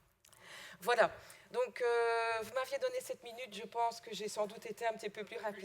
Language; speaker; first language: French; native; French